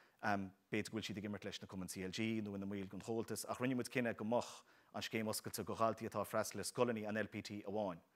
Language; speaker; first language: Irish; native; Irish